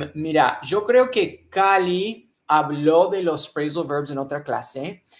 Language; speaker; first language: Spanish; non-native, fluent; English